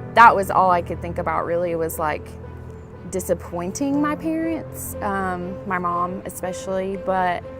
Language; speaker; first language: English; native; English